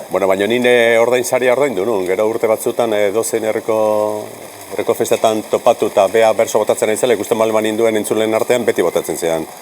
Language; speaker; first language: Basque; native; Basque